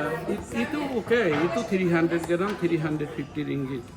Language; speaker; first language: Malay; non-native, learner; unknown